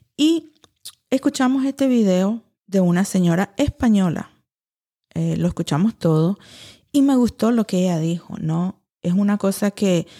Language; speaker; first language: Spanish; early bilingual, heritage; Spanish